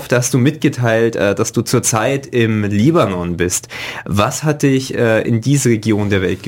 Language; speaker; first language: German; native; German